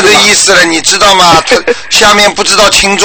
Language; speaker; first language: Chinese; native; Chinese